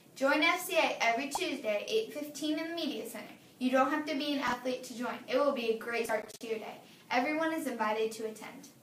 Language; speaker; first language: English; native; English